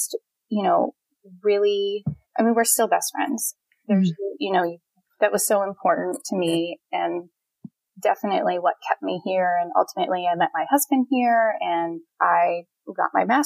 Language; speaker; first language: English; native; English